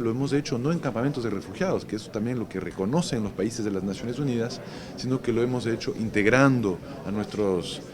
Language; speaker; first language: Spanish; native; Spanish